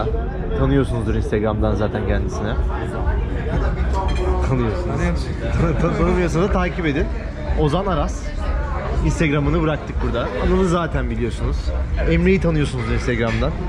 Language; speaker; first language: Turkish; native; Turkish